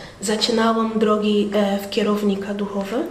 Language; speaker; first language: Polish; non-native, learner; Portuguese